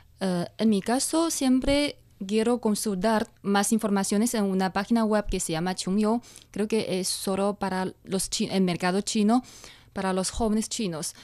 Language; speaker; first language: Spanish; non-native, fluent; Chinese